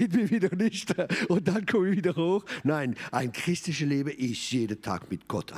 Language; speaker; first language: German; non-native, fluent; French